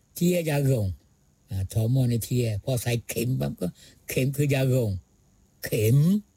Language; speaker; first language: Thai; non-native, local second language; Pattani Malay